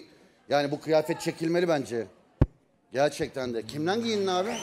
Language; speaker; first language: Turkish; native; Turkish